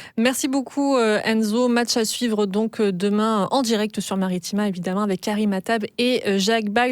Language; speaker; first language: French; native; French